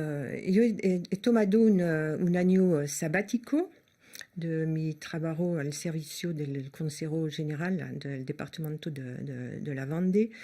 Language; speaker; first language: Spanish; non-native, fluent; French